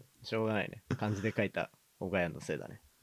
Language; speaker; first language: Japanese; native; Japanese